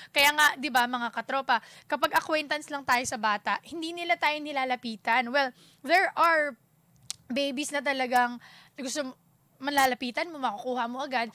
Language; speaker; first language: Filipino; non-native, local second language; Cebuano